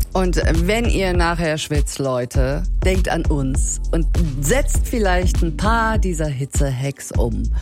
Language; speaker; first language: German; native; German